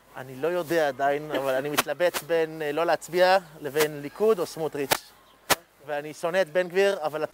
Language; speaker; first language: Hebrew; early bilingual, other home language; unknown